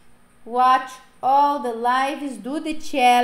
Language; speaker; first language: English; non-native, fluent; Portuguese